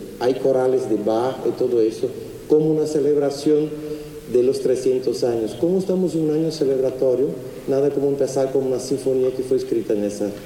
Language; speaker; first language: Spanish; non-native, fluent; Portuguese